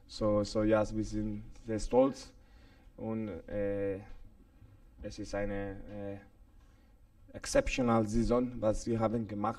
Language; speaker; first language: German; non-native, learner; Spanish